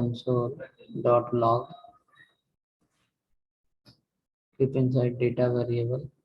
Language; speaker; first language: English; non-native, local second language; Telugu